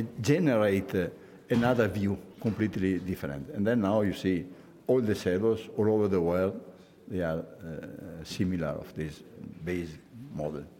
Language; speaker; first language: English; non-native, fluent; Italian